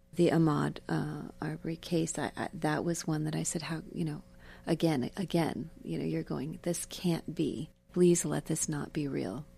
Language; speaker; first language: English; native; English